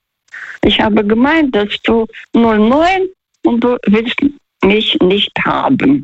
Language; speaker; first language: German; non-native, learner; Russian